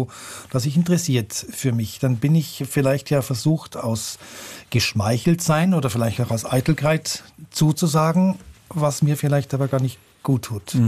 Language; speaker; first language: German; native; German